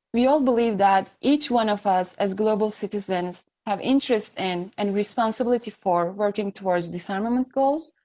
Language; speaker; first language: English; non-native, fluent; Turkish